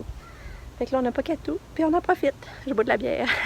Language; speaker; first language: French; native; French